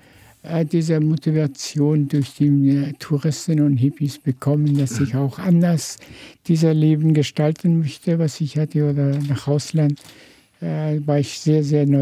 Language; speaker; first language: German; non-native, fluent; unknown